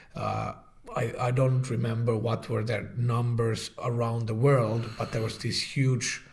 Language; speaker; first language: English; non-native, fluent; Finnish